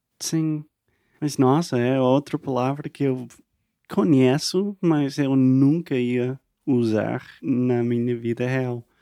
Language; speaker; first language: Portuguese; non-native, fluent; English